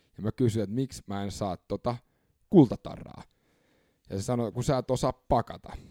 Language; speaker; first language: Finnish; early bilingual, other home language; English